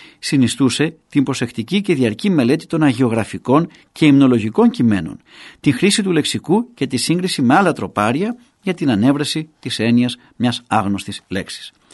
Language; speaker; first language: Greek; native; Greek